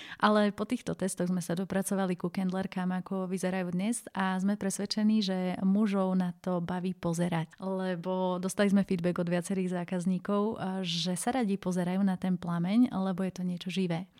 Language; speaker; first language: Slovak; native; Slovak